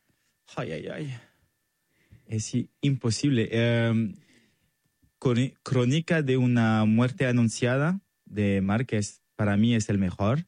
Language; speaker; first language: Spanish; non-native, fluent; French